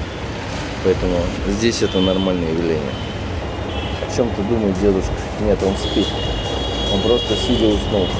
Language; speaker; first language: Russian; native; Russian